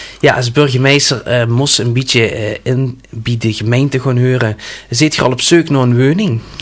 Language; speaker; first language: Dutch; native; Dutch